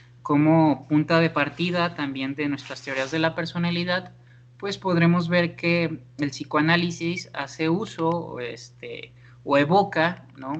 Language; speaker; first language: Spanish; native; Spanish